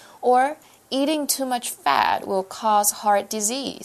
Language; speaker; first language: English; non-native, fluent; Chinese